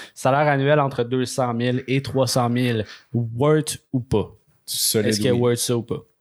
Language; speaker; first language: French; native; French